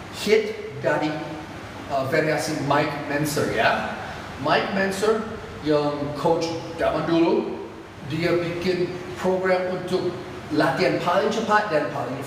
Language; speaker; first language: Indonesian; non-native, fluent; English